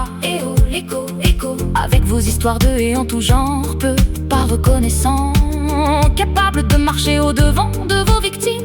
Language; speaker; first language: French; native; French